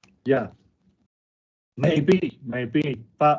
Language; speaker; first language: English; non-native, learner; Chinese